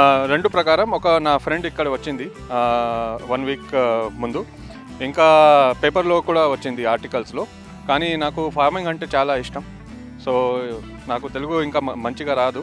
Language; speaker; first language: Telugu; non-native, local second language; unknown